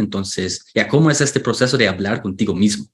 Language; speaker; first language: Spanish; non-native, fluent; English